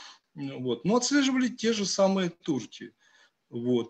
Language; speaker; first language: Russian; native; Russian